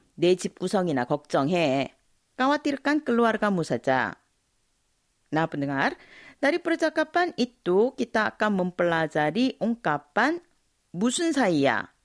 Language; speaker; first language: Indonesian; non-native, fluent; Korean